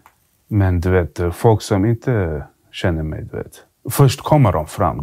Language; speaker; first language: Swedish; early bilingual, other home language; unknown